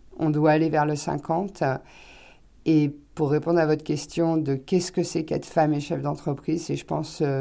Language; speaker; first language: French; native; French